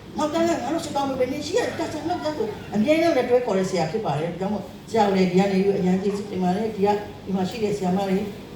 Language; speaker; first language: Burmese; non-native, local second language; Shan